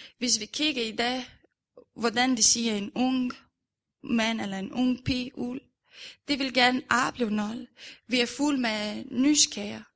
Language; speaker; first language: Danish; non-native, fluent; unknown